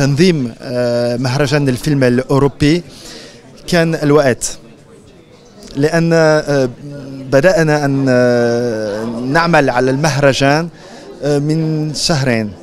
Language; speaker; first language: Arabic; non-native, fluent; French